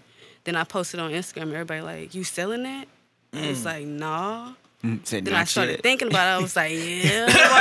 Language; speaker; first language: English; native; English